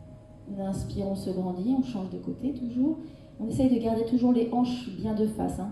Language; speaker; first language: French; native; French